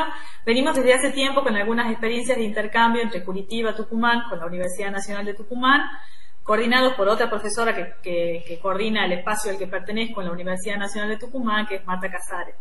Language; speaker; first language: Spanish; native; Spanish